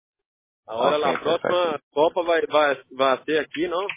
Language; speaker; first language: Spanish; non-native, learner; Portuguese